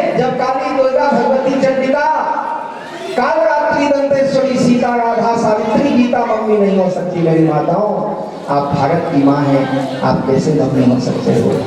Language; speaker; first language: Hindi; non-native, local second language; Chhattisgarhi